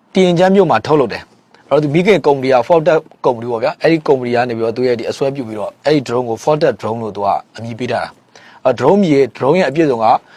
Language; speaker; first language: Burmese; native; Burmese